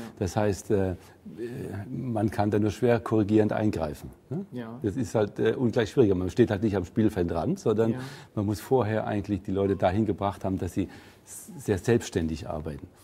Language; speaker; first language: German; native; German